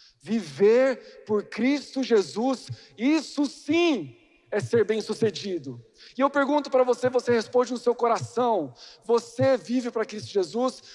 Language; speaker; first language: Portuguese; native; Portuguese